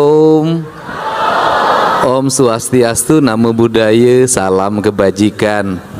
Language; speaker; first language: Indonesian; native; Indonesian